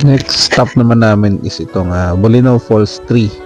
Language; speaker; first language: Filipino; native; Filipino